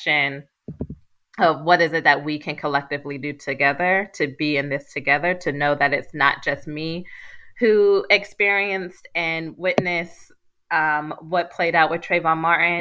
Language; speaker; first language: English; native; English